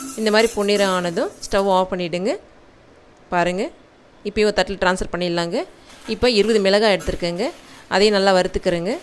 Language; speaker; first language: Tamil; native; Tamil